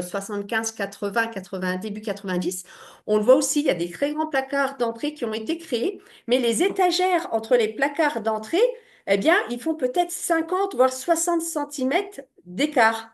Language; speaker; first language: French; native; French